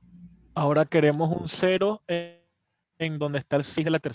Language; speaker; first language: Spanish; native; Spanish